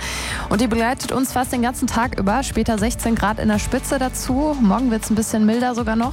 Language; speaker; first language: German; native; German